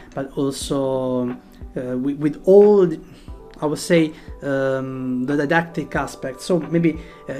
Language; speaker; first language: English; non-native, fluent; Italian